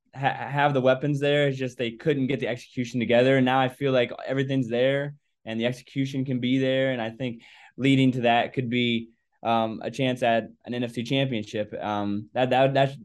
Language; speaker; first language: English; native; English